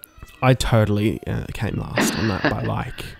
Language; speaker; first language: English; native; English